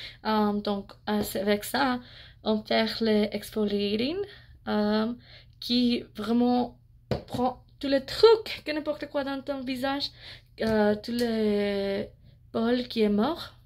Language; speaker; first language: French; non-native, learner; English